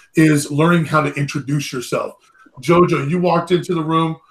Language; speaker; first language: English; native; English